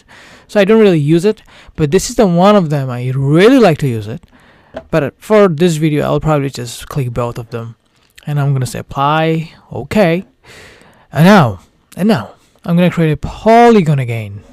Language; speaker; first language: English; non-native, fluent; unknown